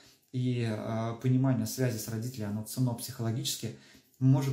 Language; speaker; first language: Russian; native; Russian